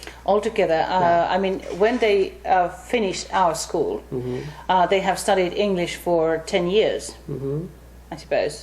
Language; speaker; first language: English; non-native, fluent; Finnish